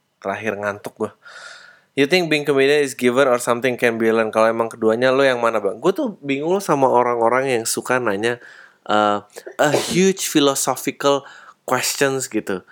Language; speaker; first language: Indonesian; native; Indonesian